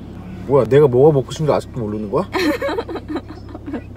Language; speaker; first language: Korean; native; Korean